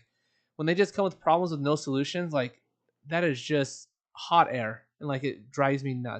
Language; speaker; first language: English; native; English